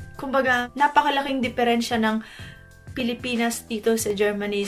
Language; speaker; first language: Filipino; native; Filipino